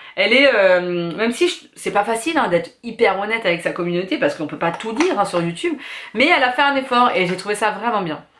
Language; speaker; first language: French; native; French